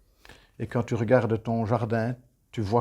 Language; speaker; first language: French; native; French